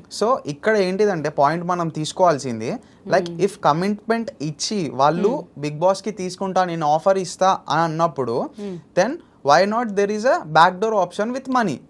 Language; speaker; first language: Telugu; native; Telugu